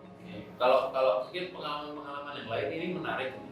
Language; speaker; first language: Indonesian; native; Indonesian